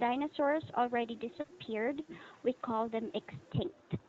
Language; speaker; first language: English; non-native, local second language; Filipino